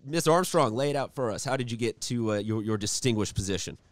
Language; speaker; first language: English; native; English